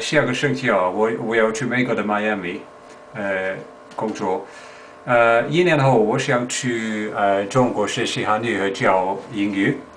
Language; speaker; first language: Chinese; non-native, learner; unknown